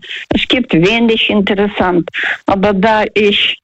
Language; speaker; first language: German; non-native, fluent; Russian